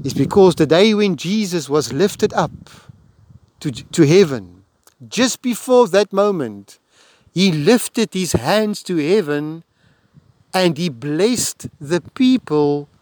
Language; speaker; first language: English; non-native, local second language; Afrikaans